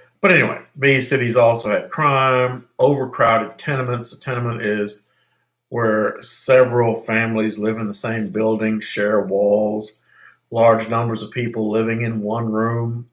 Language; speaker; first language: English; native; English